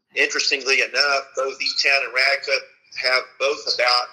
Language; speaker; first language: English; native; English